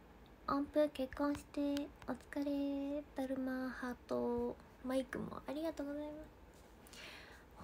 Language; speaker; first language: Japanese; native; Japanese